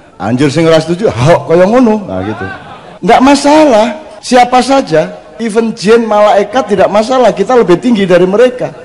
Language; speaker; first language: Indonesian; non-native, local second language; Javanese